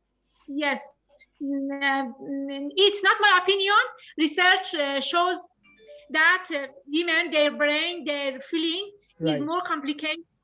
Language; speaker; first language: English; non-native, learner; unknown